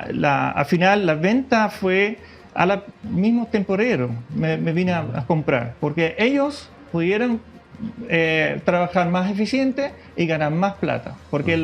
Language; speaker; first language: Spanish; non-native, fluent; Dutch